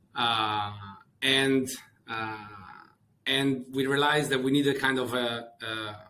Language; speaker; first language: English; non-native, fluent; Italian